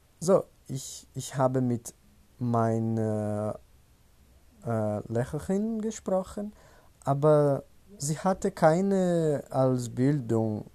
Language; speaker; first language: German; non-native, learner; Portuguese